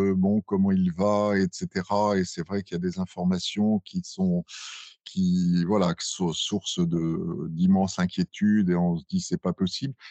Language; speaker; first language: French; native; French